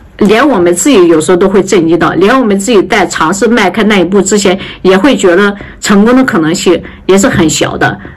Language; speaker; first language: Chinese; native; Chinese